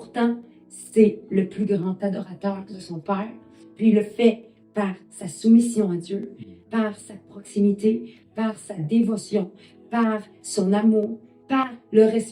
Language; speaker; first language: French; native; French